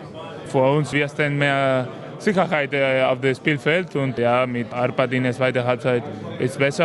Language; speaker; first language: German; non-native, learner; Spanish